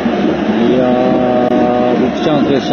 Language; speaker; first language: Japanese; native; Japanese